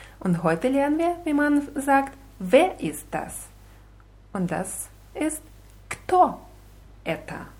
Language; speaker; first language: German; non-native, fluent; Russian